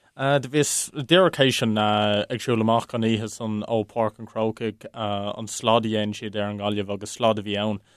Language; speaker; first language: Irish; native; Irish